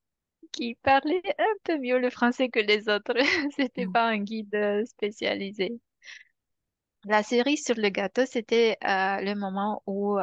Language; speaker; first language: French; non-native, fluent; Romanian